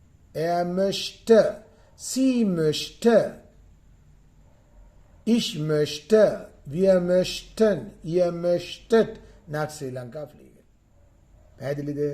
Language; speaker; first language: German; non-native, fluent; Sinhala